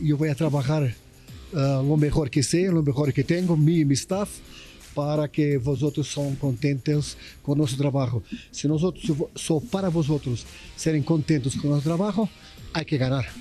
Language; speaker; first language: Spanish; non-native, learner; Portuguese